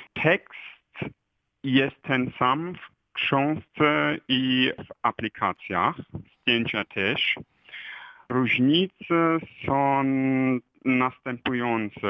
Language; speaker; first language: Polish; non-native, fluent; German